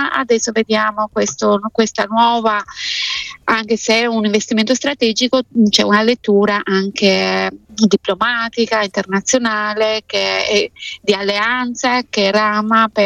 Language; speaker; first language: Italian; non-native, fluent; Albanian